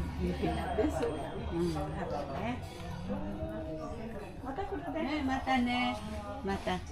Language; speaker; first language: Japanese; native; Japanese